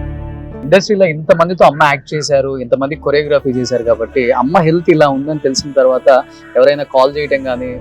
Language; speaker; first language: Telugu; native; Telugu